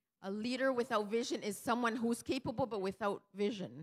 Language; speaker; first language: English; early bilingual, other home language; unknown